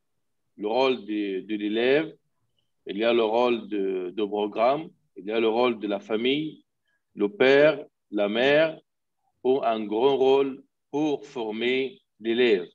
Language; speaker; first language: French; non-native, fluent; Arabic